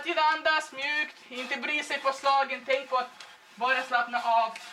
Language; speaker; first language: Swedish; non-native, fluent; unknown